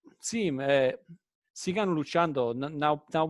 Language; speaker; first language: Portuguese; non-native, learner; English